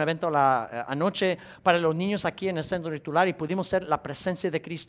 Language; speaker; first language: Spanish; native; Spanish